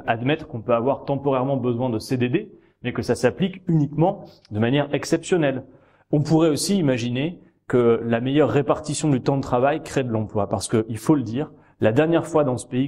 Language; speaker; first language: French; native; French